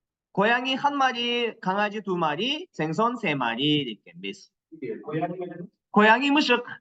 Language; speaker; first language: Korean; non-native, fluent; Kyrgyz